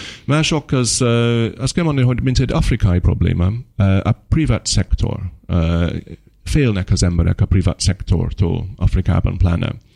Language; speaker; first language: Hungarian; non-native, fluent; English